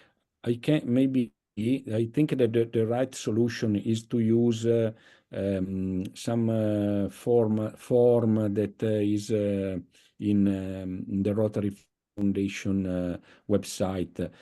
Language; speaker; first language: English; non-native, fluent; Italian